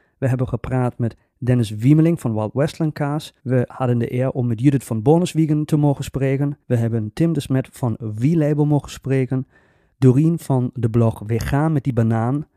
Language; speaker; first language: Dutch; native; Dutch